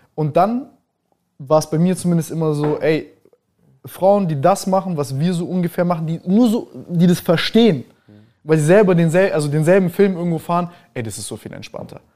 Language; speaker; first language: German; native; German